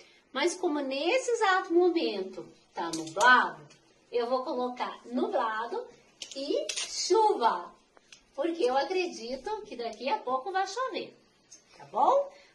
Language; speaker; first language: Portuguese; native; Portuguese